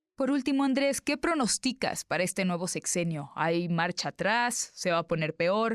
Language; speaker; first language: Spanish; native; Spanish